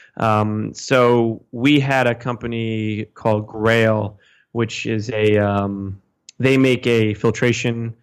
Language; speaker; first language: English; native; English